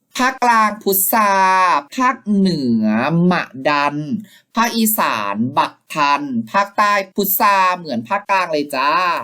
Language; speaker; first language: Thai; native; Thai